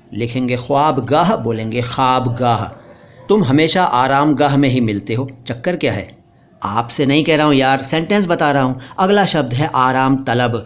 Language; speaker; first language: Hindi; native; Hindi